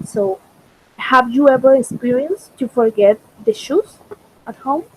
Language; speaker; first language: English; non-native, fluent; Spanish